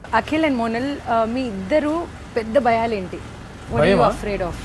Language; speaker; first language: Telugu; native; Telugu